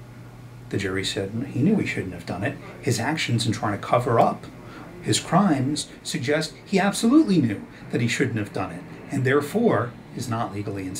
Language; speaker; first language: English; native; English